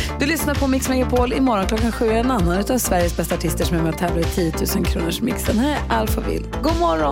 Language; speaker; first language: Swedish; native; Swedish